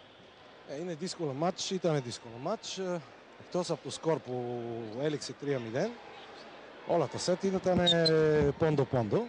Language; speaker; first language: Greek; non-native, fluent; Bulgarian